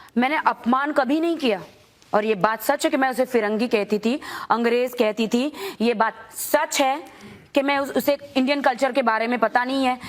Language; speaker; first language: Hindi; native; Hindi